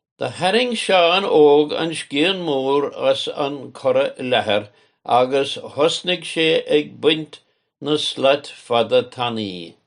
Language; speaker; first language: Irish; native; Irish